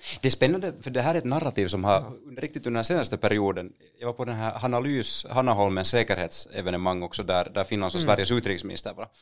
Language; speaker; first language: Swedish; native; Swedish